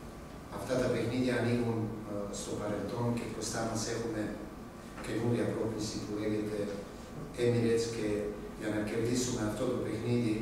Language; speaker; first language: Greek; non-native, fluent; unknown